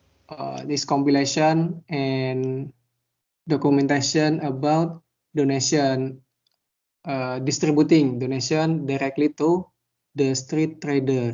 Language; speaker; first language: English; non-native, learner; Indonesian